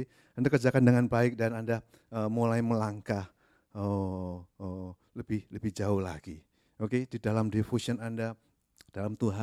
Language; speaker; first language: Indonesian; native; Indonesian